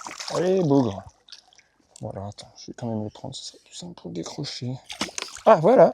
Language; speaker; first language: French; native; French